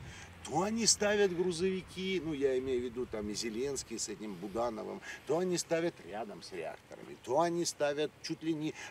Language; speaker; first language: Russian; native; Russian